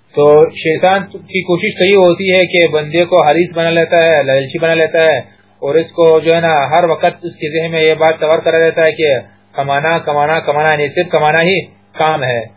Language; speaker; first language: Urdu; non-native, local second language; Pashto